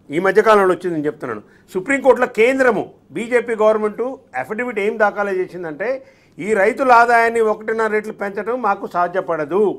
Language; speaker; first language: Telugu; native; Telugu